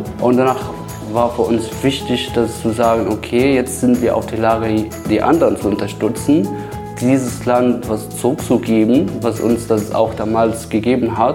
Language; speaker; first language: German; non-native, fluent; Arabic